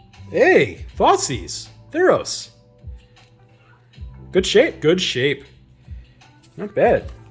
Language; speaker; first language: English; native; English